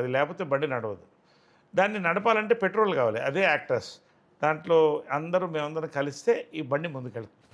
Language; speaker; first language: Telugu; native; Telugu